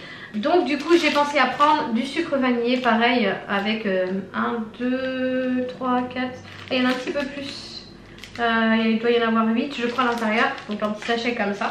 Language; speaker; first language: French; native; French